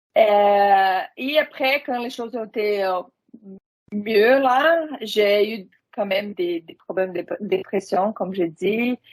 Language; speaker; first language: French; non-native, fluent; Portuguese